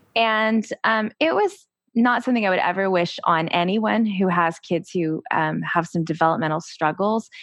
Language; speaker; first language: English; native; English